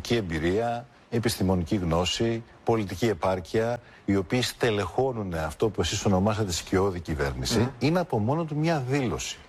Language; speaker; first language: Greek; native; Greek